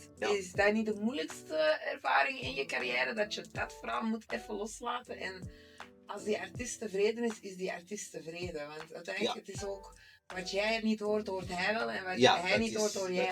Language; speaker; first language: Dutch; native; Dutch